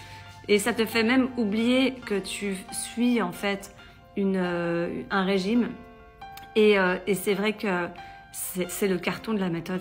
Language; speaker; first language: French; native; French